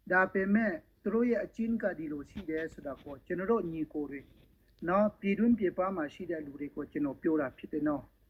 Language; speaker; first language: Burmese; non-native, local second language; Hakha Chin